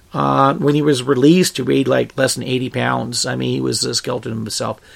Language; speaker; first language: English; native; English